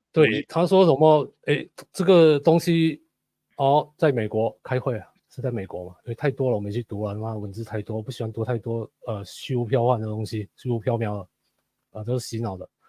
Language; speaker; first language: Chinese; native; Chinese